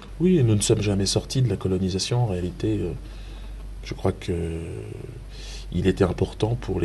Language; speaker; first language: French; native; French